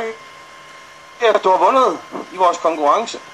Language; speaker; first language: Danish; native; Danish